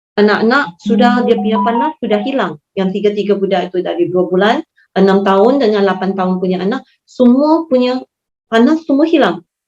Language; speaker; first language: Malay; non-native, local second language; Chinese